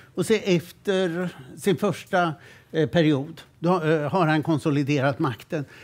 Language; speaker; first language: Swedish; native; Swedish